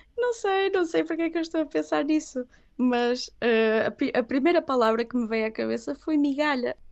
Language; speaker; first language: Portuguese; early bilingual, other home language; Catalan